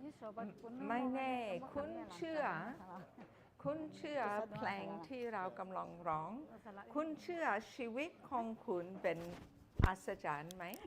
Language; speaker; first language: Thai; non-native, fluent; English